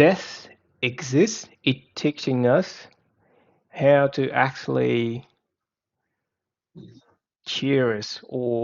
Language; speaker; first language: English; non-native, fluent; Vietnamese